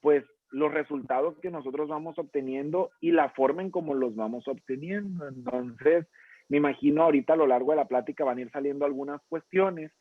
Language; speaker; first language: Spanish; native; Spanish